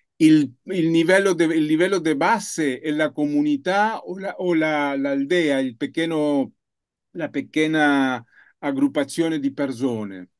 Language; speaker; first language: Italian; non-native, learner; Spanish